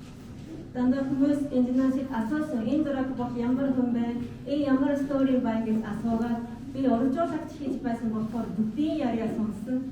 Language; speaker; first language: Mongolian; non-native, learner; Japanese